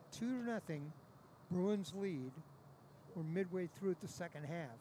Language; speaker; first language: English; native; English